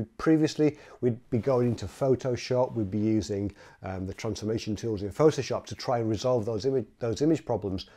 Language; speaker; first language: English; native; English